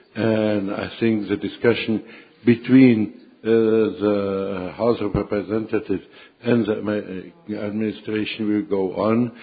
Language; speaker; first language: English; non-native, fluent; Czech